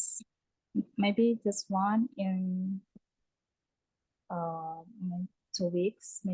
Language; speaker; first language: English; non-native, learner; Indonesian